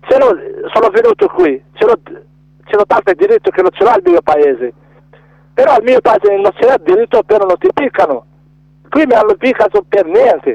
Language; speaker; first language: Italian; non-native, learner; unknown